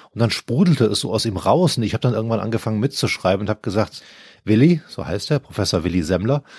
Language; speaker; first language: German; native; German